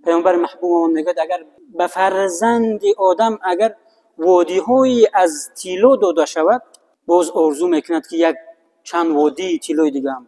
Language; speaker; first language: Persian; native; Persian